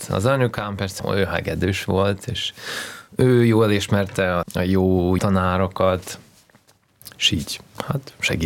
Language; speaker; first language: Hungarian; non-native, learner; Russian